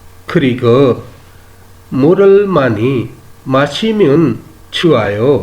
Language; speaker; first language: Korean; non-native, fluent; Urdu